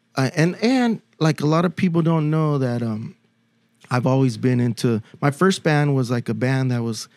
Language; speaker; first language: English; early bilingual, other home language; Spanish